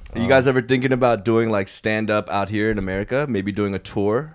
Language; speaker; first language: English; early bilingual, other home language; Korean